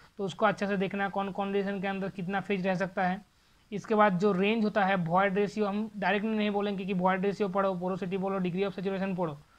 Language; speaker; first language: Hindi; non-native, local second language; Bangla